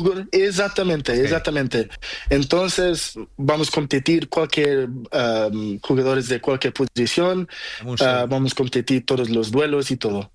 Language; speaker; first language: Spanish; non-native, learner; Portuguese